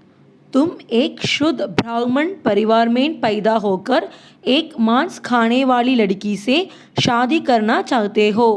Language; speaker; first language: Hindi; non-native, local second language; Tamil